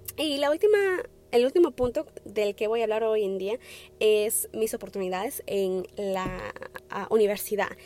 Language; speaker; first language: Spanish; early bilingual, heritage; Spanish